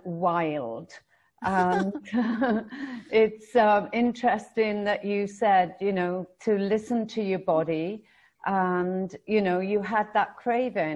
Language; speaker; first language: English; native; English